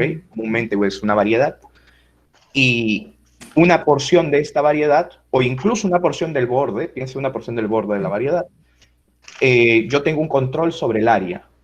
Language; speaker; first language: Spanish; native; Spanish